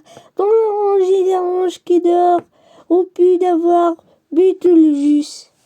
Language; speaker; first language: French; non-native, learner; Arabic